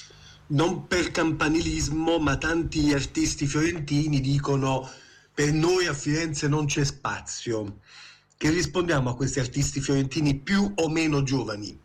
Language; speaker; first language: Italian; native; Italian